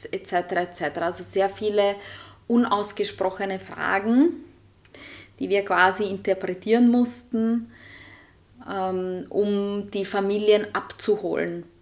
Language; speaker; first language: German; non-native, fluent; Italian